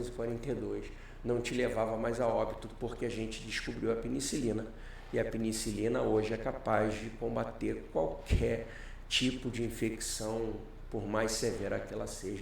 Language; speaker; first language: Portuguese; native; Portuguese